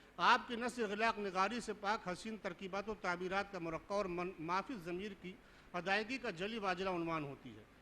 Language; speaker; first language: Urdu; native; Urdu